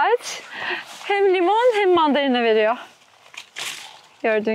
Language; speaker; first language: Turkish; early bilingual, heritage; Turkish